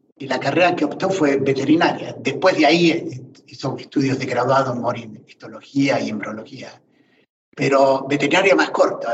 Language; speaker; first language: Spanish; native; Spanish